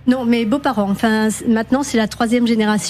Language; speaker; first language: French; native; French